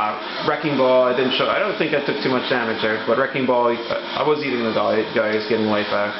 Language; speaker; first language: English; native; English